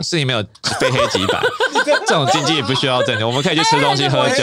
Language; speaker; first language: Chinese; native; Chinese